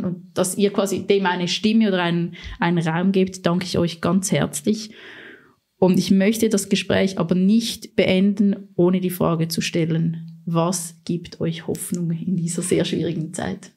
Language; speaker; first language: German; native; German